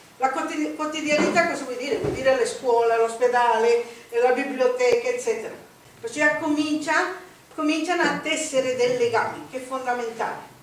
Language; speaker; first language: Italian; non-native, fluent; Spanish